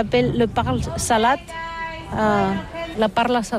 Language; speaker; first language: French; non-native, learner; Catalan